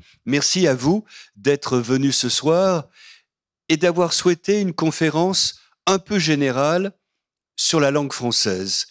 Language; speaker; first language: French; native; French